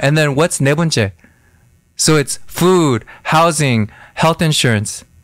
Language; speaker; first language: English; early bilingual, other home language; Korean